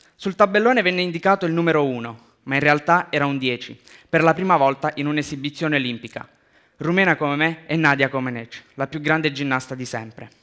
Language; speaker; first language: Italian; early bilingual, other home language; Romanian